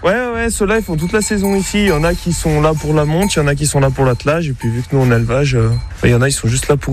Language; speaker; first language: French; native; French